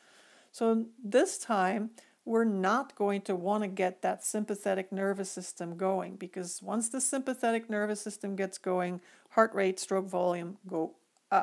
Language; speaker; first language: English; native; English